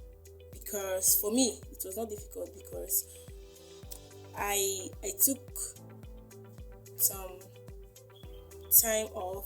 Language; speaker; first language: English; non-native, local second language; Igbo